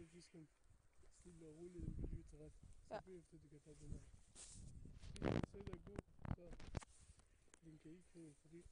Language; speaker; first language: Danish; non-native, learner; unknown